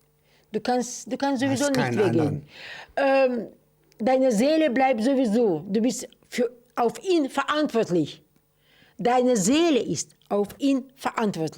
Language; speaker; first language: German; non-native, fluent; Russian